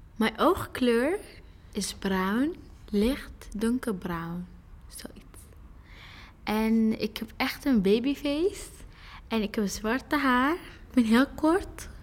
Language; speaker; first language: Dutch; early bilingual, other home language; Arabic